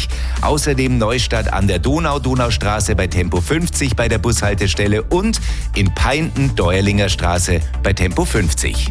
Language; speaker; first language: German; native; German